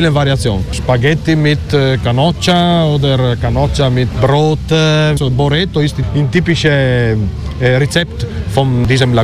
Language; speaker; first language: German; non-native, learner; Italian